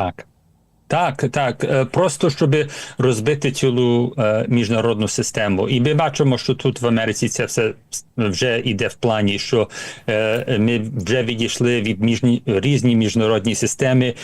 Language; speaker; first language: Ukrainian; early bilingual, heritage; Ukrainian